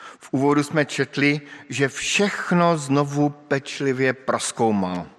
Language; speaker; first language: Czech; native; Czech